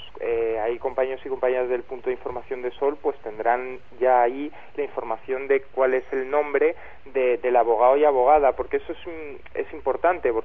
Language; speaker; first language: Spanish; native; Spanish